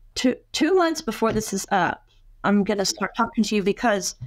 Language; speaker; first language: English; native; English